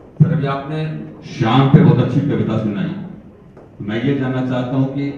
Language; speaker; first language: Hindi; native; Hindi